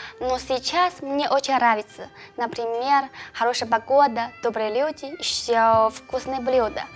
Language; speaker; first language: Russian; native; Russian